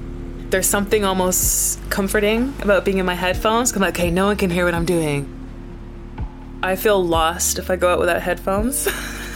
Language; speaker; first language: English; native; English